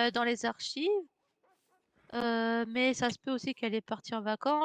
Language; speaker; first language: French; native; French